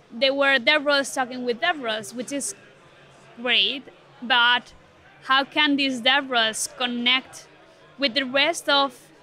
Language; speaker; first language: English; non-native, fluent; Spanish